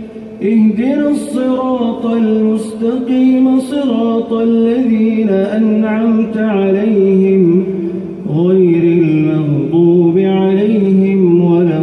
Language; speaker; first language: Arabic; native; Arabic